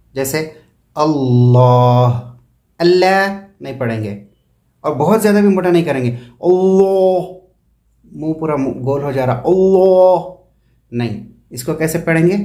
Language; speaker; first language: Urdu; native; Urdu